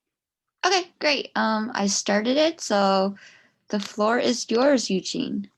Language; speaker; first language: English; non-native, fluent; Chinese